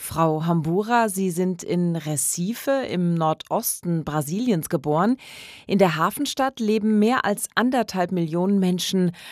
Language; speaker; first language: German; native; German